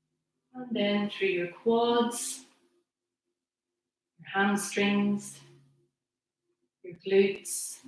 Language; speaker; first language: English; native; English